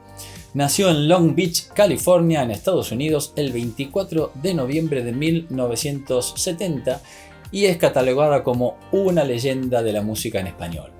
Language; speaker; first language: Spanish; native; Spanish